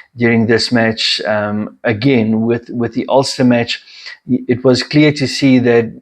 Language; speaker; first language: English; non-native, local second language; Afrikaans